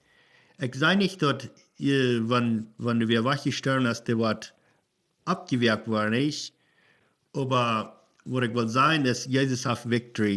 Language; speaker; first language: German; non-native, learner; Plautdietsch